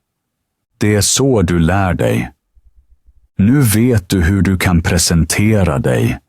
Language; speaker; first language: Swedish; native; Swedish